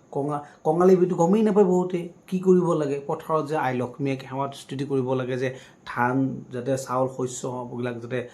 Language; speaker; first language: Assamese; native; Assamese